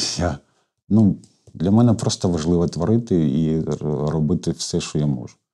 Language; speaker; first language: Ukrainian; non-native, local second language; Russian